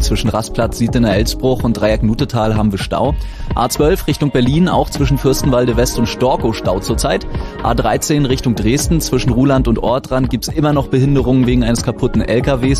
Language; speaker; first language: German; native; German